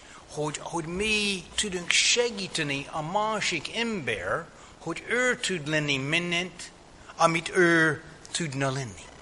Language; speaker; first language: Hungarian; non-native, fluent; English